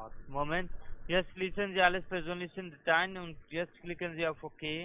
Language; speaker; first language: German; non-native, learner; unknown